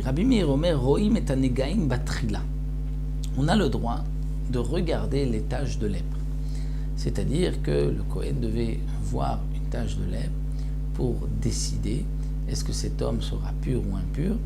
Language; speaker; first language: French; native; French